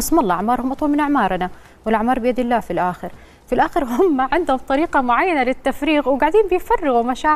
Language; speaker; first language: Arabic; native; Arabic